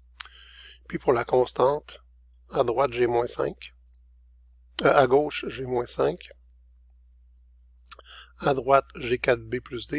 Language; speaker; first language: French; native; French